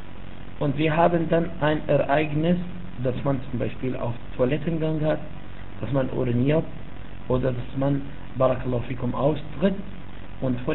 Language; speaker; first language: German; non-native, fluent; Arabic